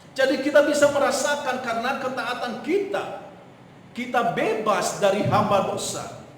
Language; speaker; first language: Indonesian; non-native, local second language; Nias